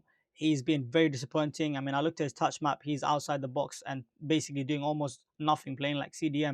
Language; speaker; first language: English; native; English